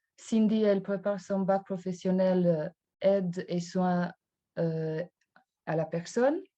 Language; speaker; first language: French; non-native, fluent; Albanian